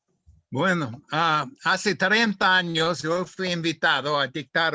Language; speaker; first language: Spanish; non-native, fluent; English